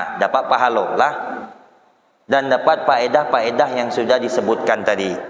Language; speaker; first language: Malay; non-native, local second language; Banjar